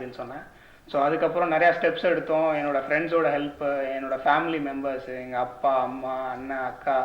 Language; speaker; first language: Tamil; native; Tamil